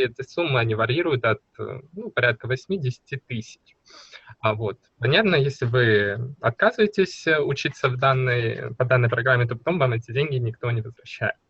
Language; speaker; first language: Russian; native; Russian